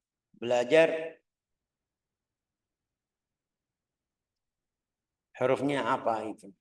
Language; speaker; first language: Indonesian; non-native, fluent; Arabic